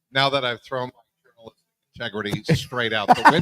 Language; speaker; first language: English; native; English